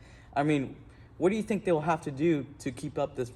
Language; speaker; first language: English; native; English